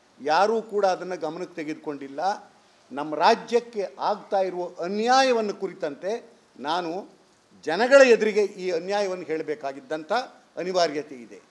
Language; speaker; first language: Kannada; native; Kannada